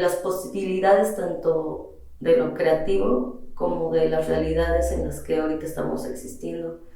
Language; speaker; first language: Spanish; native; Spanish